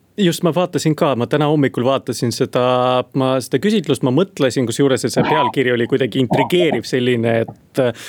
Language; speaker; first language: Estonian; non-native, local second language; Russian